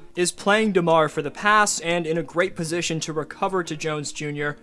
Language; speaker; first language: English; native; English